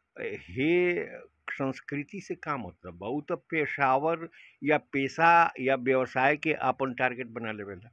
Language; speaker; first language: Hindi; native; Hindi